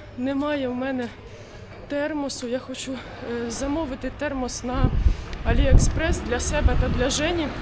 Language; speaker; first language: Ukrainian; native; Ukrainian